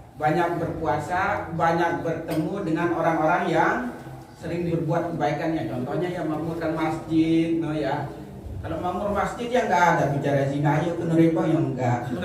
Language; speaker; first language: Indonesian; native; Indonesian